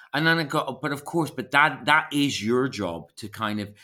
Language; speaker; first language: English; native; English